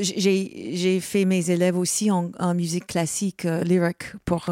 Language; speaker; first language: French; non-native, learner; English